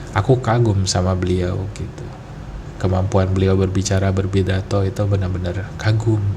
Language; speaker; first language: Indonesian; non-native, local second language; Malay